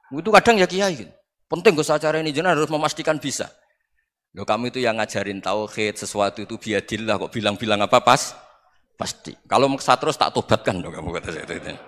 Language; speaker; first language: Indonesian; non-native, local second language; Javanese